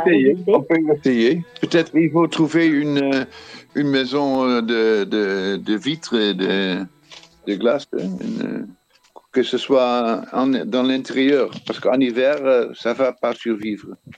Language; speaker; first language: French; non-native, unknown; Dutch